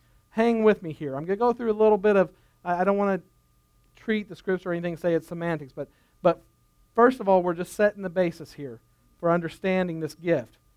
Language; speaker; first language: English; native; English